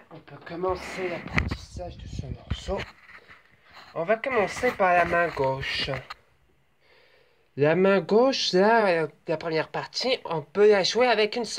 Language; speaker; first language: French; native; French